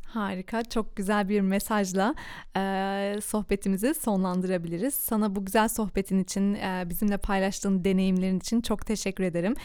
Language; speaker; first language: Turkish; early bilingual, heritage; Turkish